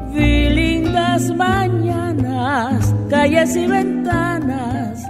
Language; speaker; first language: Spanish; native; Spanish